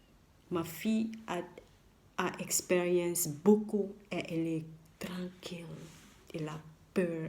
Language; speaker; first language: French; non-native, learner; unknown